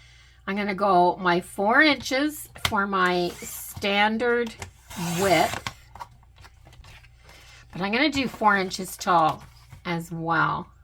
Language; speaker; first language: English; native; English